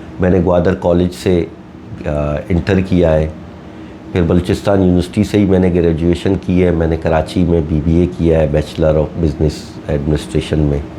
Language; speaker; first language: Urdu; non-native, local second language; Baluchi